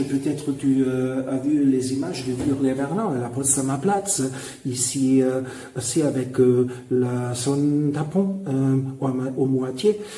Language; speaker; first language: French; non-native, fluent; German